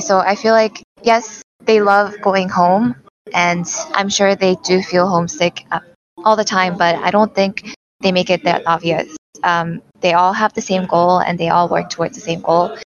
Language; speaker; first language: English; non-native, fluent; Korean